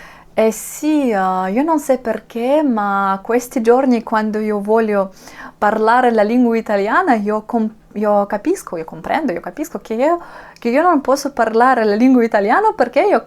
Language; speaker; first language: Italian; non-native, learner; Russian